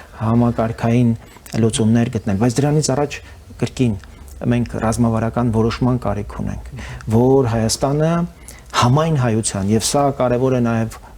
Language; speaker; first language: Armenian; native; Armenian